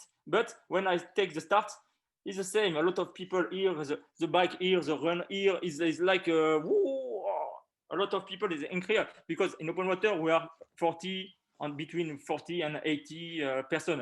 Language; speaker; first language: English; non-native, learner; French